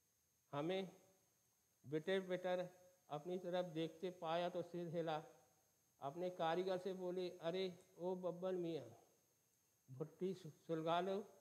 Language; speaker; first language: Hindi; native; Hindi